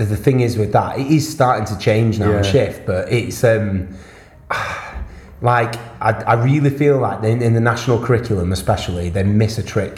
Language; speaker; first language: English; native; English